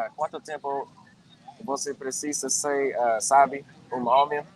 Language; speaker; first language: Portuguese; non-native, learner; English